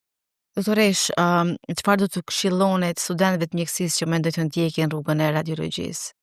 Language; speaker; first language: Albanian; native; Albanian